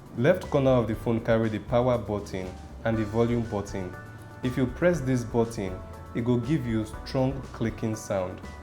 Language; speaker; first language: Nigerian Pidgin; native; Nigerian Pidgin